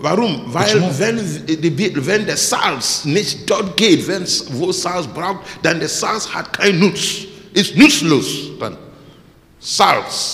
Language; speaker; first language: German; non-native, learner; English